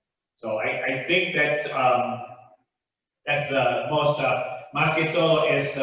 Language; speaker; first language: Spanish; non-native, fluent; English